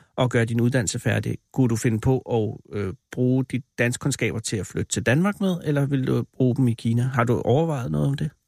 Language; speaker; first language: Danish; native; Danish